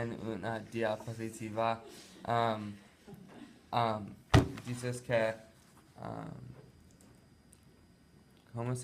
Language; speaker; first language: Spanish; non-native, learner; English